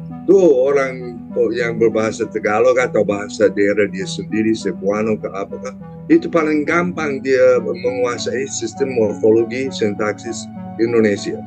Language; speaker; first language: Indonesian; non-native, fluent; English